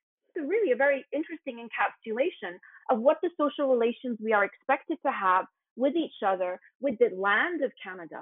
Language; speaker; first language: English; native; English